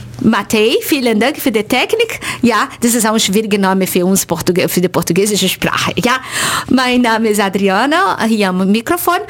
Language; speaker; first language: German; non-native, fluent; Portuguese